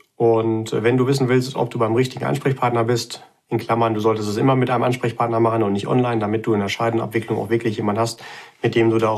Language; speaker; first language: German; native; German